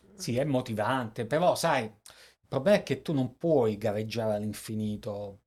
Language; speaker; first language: Italian; native; Italian